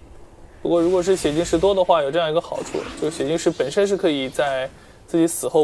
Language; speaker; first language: Chinese; native; Chinese